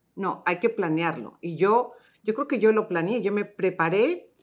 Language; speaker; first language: Spanish; native; Spanish